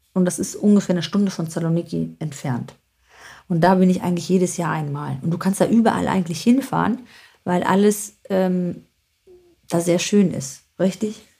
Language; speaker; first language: German; native; German